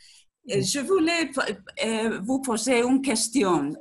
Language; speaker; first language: French; non-native, learner; Spanish